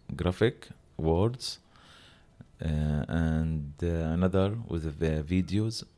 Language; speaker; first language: English; non-native, learner; Arabic